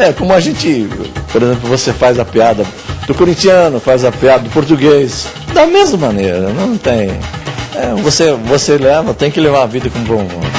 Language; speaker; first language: Portuguese; early bilingual, other home language; Arabic